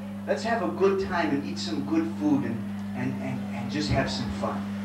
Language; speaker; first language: English; native; English